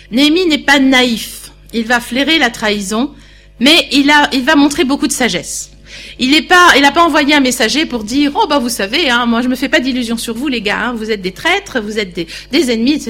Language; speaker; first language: French; native; French